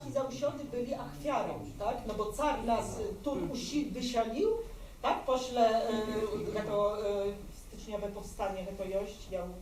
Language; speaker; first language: Polish; non-native, local second language; Belarusian